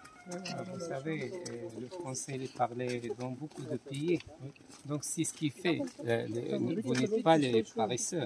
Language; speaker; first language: French; non-native, local second language; Arabic